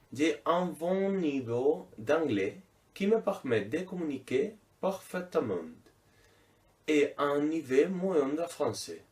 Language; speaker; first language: French; non-native, learner; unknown